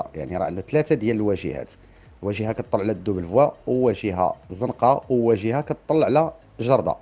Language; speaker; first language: Arabic; native; Arabic